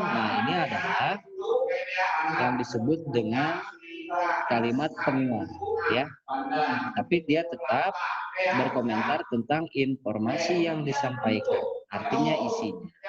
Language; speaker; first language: Indonesian; native; Indonesian